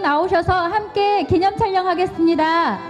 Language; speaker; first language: Korean; native; Korean